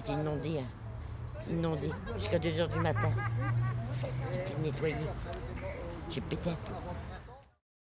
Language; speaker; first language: French; native; French